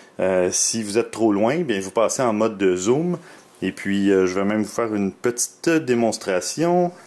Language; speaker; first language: French; native; French